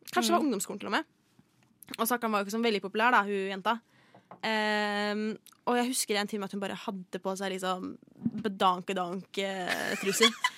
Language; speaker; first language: Norwegian; native; Norwegian